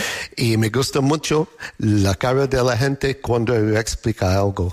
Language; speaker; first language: Spanish; non-native, learner; English